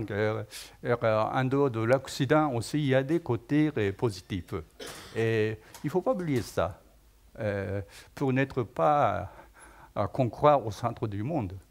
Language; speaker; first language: French; non-native, fluent; Japanese